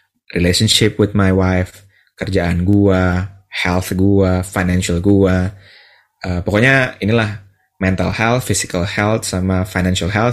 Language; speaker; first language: English; non-native, fluent; Indonesian